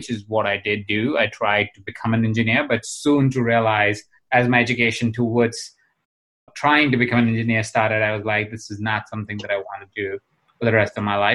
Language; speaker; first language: English; non-native, local second language; Hindi